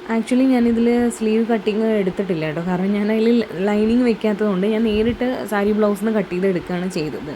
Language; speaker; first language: Malayalam; native; Malayalam